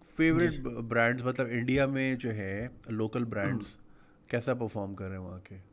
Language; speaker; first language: Urdu; native; Urdu